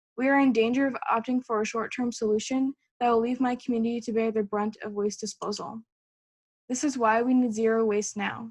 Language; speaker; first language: English; native; English